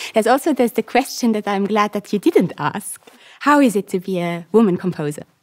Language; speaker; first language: English; non-native, fluent; Luxembourgish